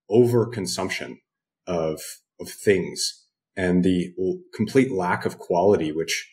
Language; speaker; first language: English; native; English